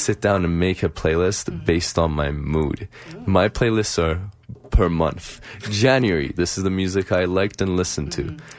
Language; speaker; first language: English; non-native, fluent; Persian